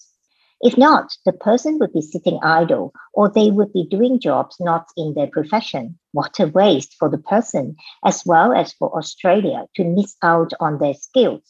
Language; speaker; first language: English; non-native, local second language; Cantonese